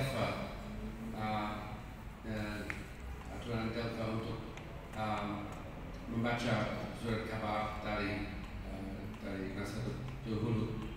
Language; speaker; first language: Indonesian; non-native, fluent; English